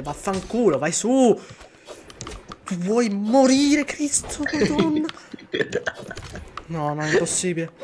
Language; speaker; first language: Italian; native; Italian